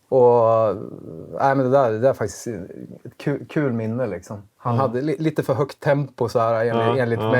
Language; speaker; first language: Swedish; native; Swedish